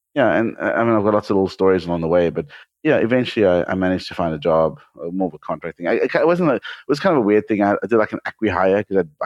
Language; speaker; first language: English; native; English